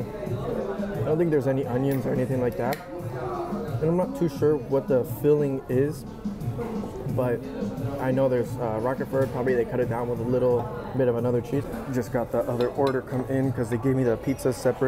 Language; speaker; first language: English; native; English